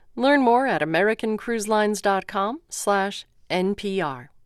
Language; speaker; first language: English; non-native, fluent; Ukrainian